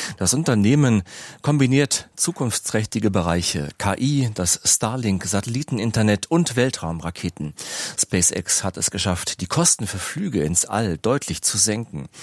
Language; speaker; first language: German; native; German